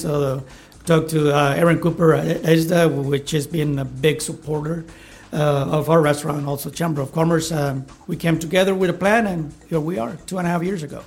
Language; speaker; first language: English; non-native, fluent; Spanish